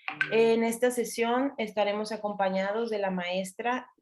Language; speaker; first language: Spanish; native; Spanish